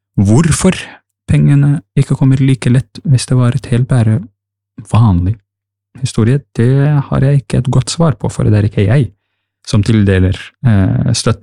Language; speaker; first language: Norwegian; non-native, fluent; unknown